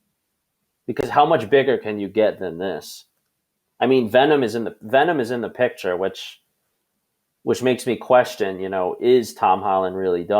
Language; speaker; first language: English; native; English